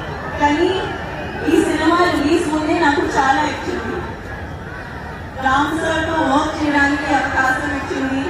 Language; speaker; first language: Telugu; non-native, learner; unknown